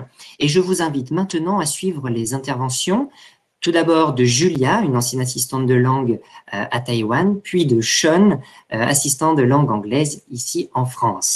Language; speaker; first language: French; native; French